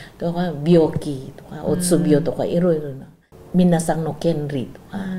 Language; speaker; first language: Japanese; non-native, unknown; Filipino